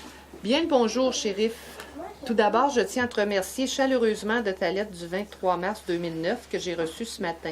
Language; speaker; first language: French; native; French